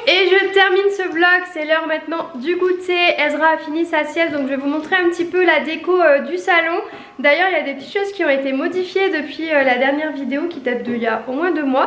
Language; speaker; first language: French; native; French